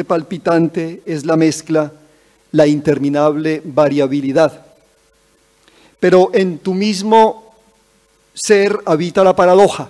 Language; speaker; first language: Spanish; native; Spanish